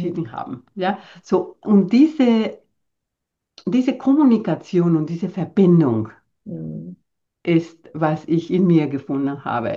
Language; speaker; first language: German; non-native, fluent; Spanish